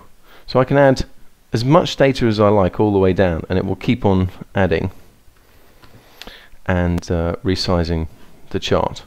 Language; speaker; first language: English; native; English